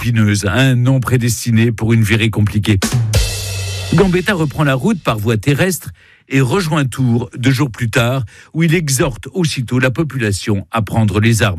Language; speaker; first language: French; native; French